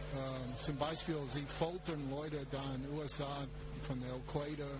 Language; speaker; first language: German; non-native, fluent; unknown